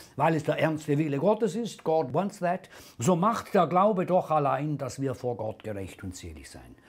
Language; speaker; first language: German; native; German